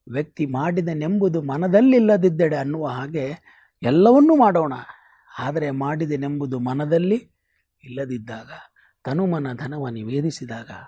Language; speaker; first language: Kannada; native; Kannada